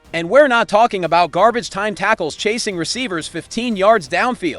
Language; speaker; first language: English; native; English